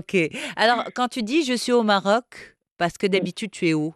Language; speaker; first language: French; non-native, local second language; Arabic